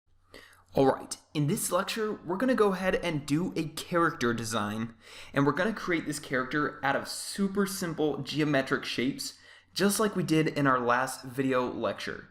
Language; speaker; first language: English; native; English